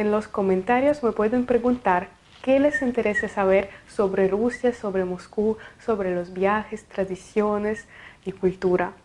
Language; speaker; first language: Spanish; non-native, fluent; Russian